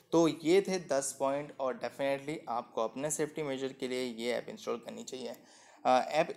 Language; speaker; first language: Hindi; non-native, local second language; Gujarati